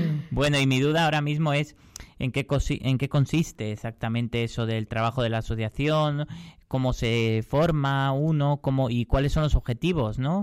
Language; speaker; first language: Spanish; native; Spanish